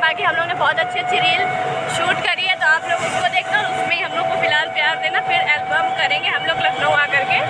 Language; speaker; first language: Hindi; native; Hindi